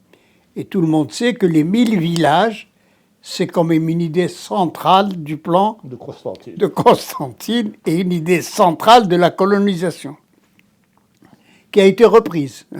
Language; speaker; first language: French; non-native, local second language; Arabic